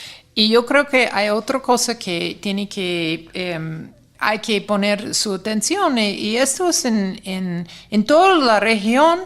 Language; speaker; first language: Spanish; non-native, fluent; English